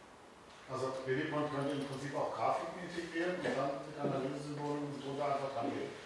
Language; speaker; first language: German; native; German